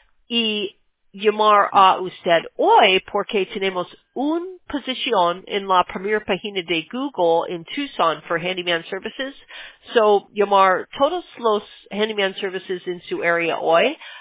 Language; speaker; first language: Spanish; non-native, learner; English